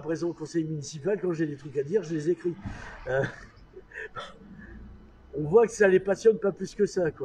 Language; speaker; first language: French; native; French